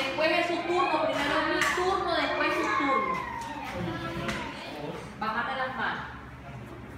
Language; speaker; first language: Spanish; native; Spanish